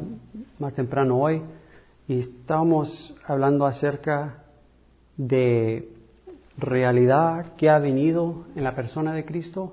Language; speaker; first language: Spanish; early bilingual, heritage; English